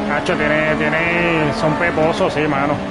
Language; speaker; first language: Spanish; early bilingual, heritage; Spanish